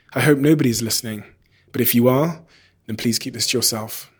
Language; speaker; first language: English; native; English